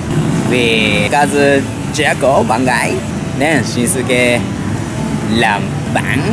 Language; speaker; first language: Vietnamese; non-native, learner; Japanese